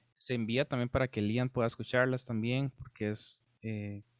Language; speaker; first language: Spanish; native; Spanish